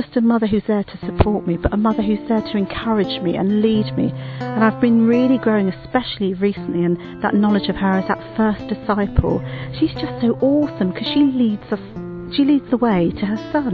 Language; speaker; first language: English; native; English